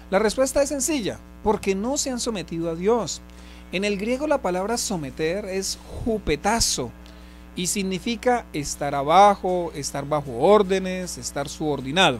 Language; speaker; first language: Spanish; native; Spanish